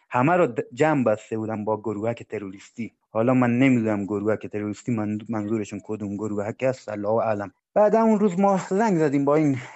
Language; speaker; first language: Persian; non-native, local second language; Baluchi